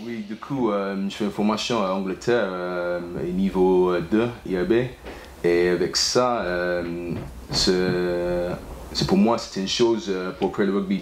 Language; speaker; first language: French; non-native, fluent; English